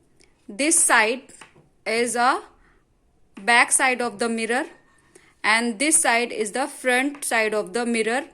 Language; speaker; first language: English; non-native, local second language; Hindi